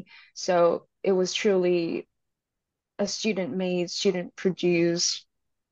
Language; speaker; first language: English; non-native, local second language; Cantonese